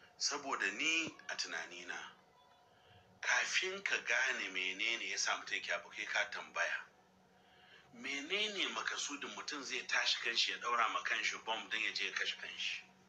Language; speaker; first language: Hausa; non-native, local second language; Fula